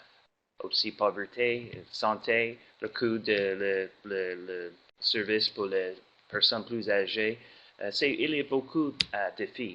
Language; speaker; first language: French; non-native, learner; English